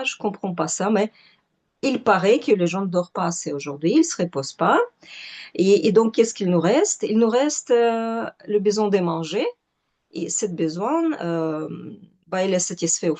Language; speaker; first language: French; non-native, fluent; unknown